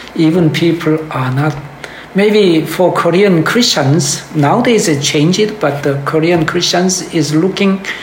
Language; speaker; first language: English; early bilingual, other home language; Korean